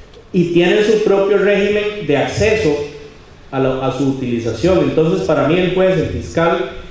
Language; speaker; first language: Spanish; native; Spanish